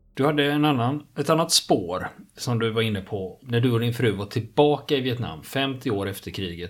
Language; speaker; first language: Swedish; native; Swedish